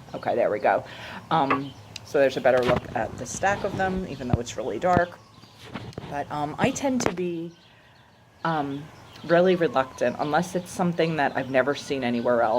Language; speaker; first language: English; native; English